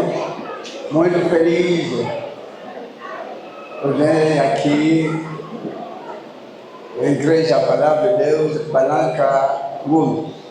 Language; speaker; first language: Portuguese; non-native, learner; Lingala